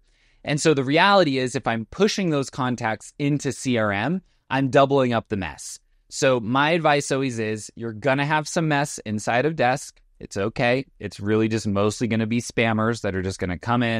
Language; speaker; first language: English; native; English